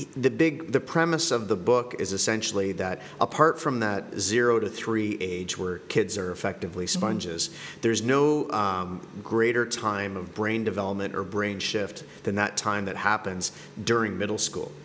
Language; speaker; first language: English; native; English